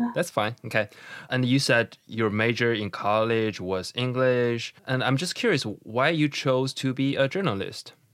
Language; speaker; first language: English; non-native, fluent; Chinese